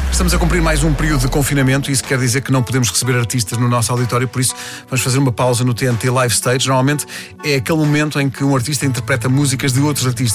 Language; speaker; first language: Portuguese; native; Portuguese